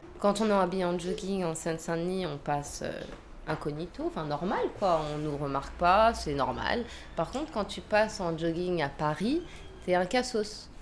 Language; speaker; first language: French; native; French